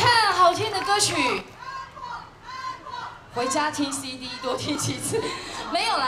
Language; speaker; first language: Chinese; native; Chinese